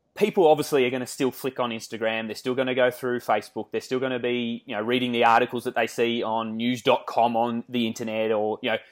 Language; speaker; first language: English; native; English